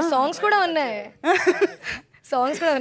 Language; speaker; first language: Telugu; non-native, learner; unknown